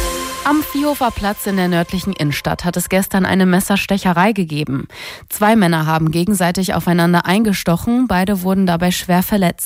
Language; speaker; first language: German; native; German